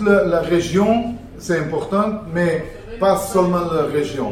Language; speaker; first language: French; non-native, learner; Portuguese